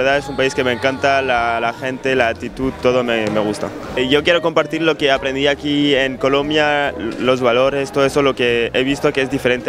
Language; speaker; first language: Spanish; non-native, fluent; French